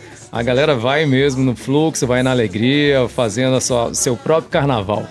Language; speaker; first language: Portuguese; native; Portuguese